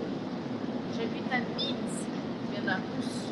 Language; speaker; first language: French; non-native, learner; Russian